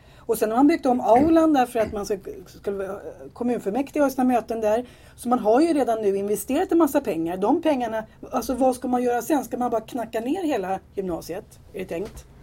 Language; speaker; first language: Swedish; native; Swedish